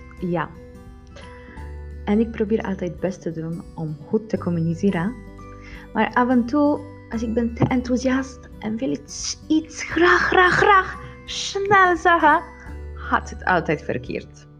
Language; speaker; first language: Dutch; non-native, learner; Polish